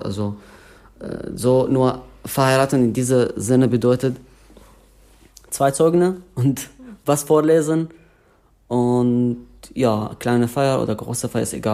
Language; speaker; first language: German; non-native, learner; Arabic